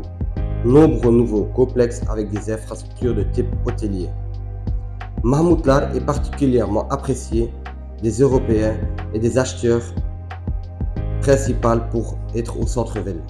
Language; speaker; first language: French; non-native, fluent; Turkish